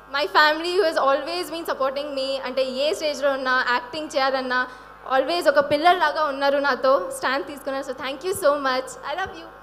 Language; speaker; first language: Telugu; non-native, local second language; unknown